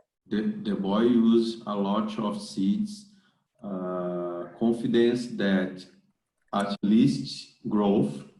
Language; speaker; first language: English; non-native, learner; Portuguese